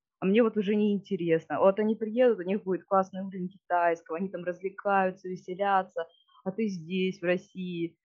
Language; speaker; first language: Russian; native; Russian